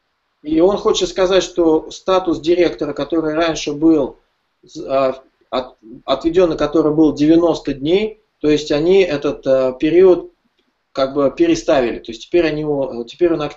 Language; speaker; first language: Russian; native; Russian